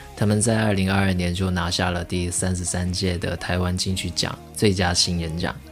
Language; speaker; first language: Chinese; non-native, local second language; Min Nan Chinese